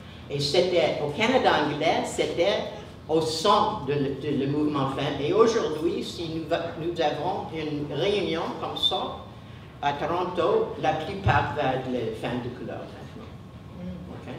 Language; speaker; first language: French; non-native, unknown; English